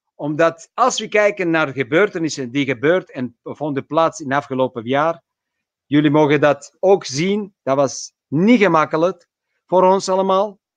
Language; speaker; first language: Dutch; non-native, fluent; Georgian